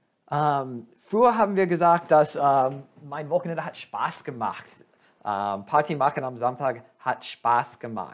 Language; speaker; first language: German; non-native, fluent; English